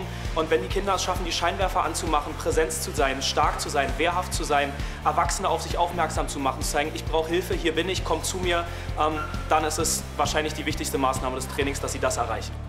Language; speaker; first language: German; native; German